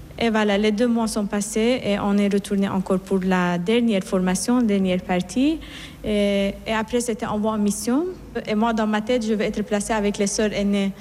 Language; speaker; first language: French; non-native, fluent; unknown